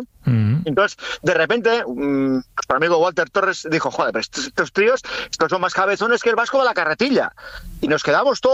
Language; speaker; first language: Spanish; native; Spanish